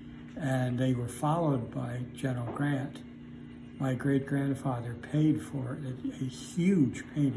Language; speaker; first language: English; native; English